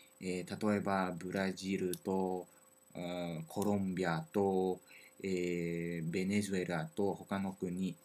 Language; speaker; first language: Japanese; non-native, learner; French